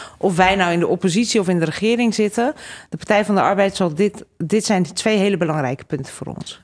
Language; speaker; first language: Dutch; early bilingual, other home language; Hungarian